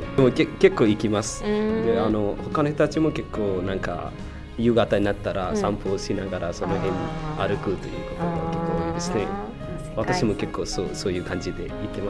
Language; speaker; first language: Japanese; non-native, fluent; Newari